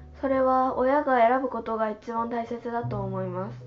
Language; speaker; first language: Japanese; non-native, fluent; Chinese